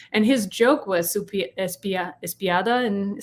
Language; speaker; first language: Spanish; non-native, learner; English